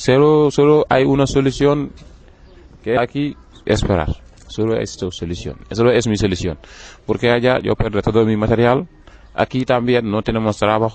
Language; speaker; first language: Spanish; non-native, learner; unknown